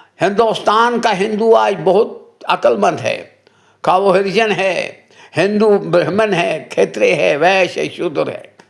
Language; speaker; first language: Hindi; non-native, local second language; Kashmiri